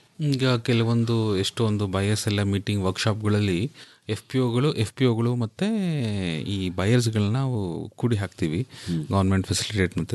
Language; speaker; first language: Kannada; native; Kannada